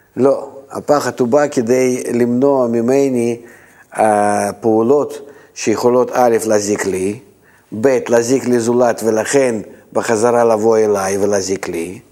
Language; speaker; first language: Hebrew; non-native, fluent; Russian